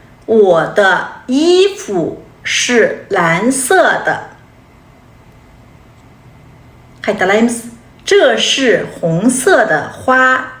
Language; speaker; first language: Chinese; non-native, fluent; Kazakh